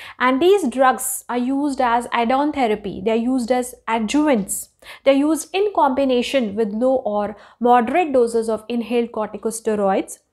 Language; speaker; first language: English; non-native, local second language; Hindi